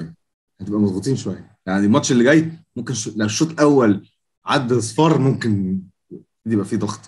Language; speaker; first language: Arabic; native; Arabic